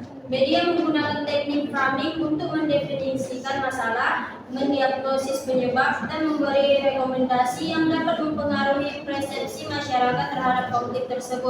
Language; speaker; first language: Indonesian; native; Indonesian